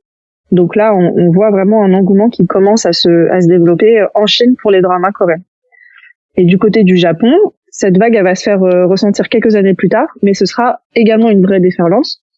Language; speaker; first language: French; native; French